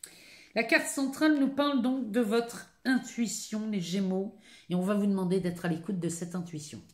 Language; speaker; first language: French; native; French